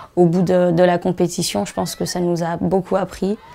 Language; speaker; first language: French; native; French